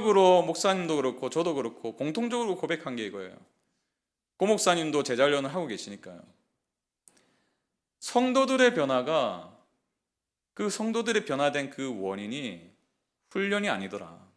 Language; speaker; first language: Korean; native; Korean